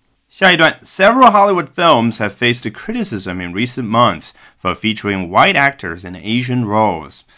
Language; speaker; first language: English; non-native, fluent; Chinese